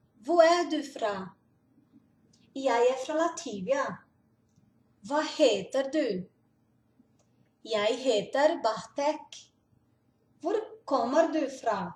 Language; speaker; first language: Norwegian; non-native, learner; Portuguese